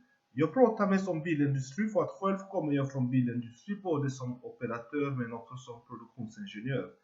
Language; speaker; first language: Swedish; non-native, fluent; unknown